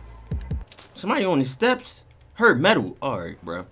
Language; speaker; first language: English; native; English